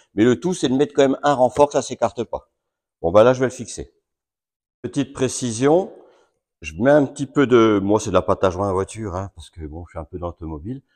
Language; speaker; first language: French; native; French